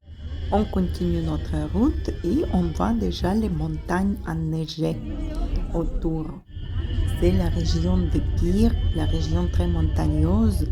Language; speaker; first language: French; non-native, fluent; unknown